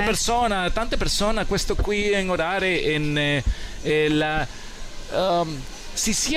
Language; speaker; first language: Italian; non-native, learner; Spanish